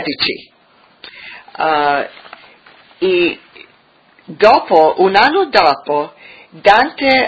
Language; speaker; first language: Italian; early bilingual, heritage; English